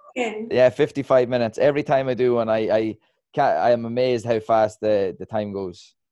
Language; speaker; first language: English; native; English